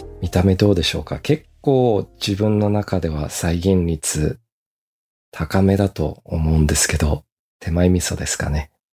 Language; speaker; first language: Japanese; early bilingual, heritage; Japanese